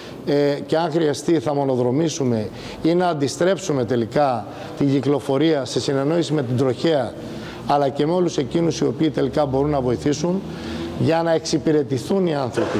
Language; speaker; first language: Greek; native; Greek